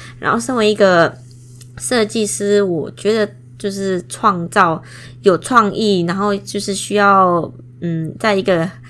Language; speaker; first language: Chinese; non-native, fluent; Indonesian